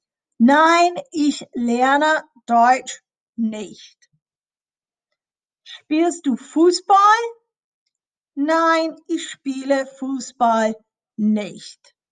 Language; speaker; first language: German; non-native, fluent; English